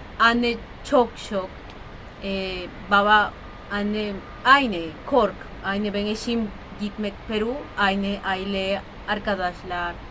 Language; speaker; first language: Turkish; non-native, learner; Spanish